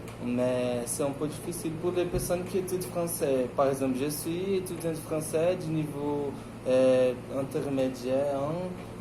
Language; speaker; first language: French; non-native, learner; Portuguese